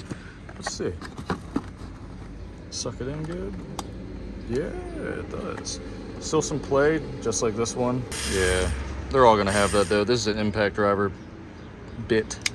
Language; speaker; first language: English; native; English